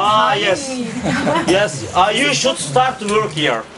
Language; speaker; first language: English; non-native, learner; Turkish